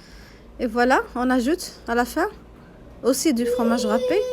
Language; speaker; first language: French; non-native, local second language; Arabic